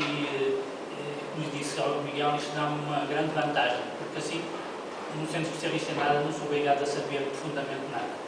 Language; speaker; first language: Portuguese; native; Portuguese